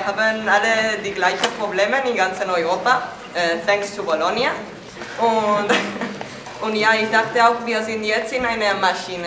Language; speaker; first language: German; non-native, fluent; Spanish